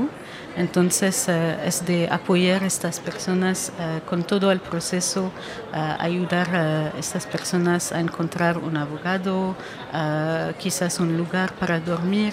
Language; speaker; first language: Spanish; non-native, fluent; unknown